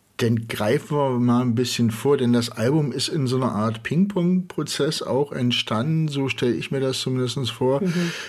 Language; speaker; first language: German; native; German